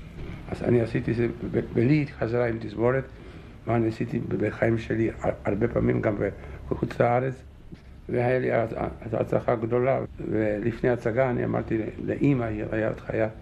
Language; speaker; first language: Hebrew; non-native, fluent; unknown